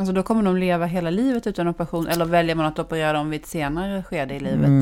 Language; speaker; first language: Swedish; native; Swedish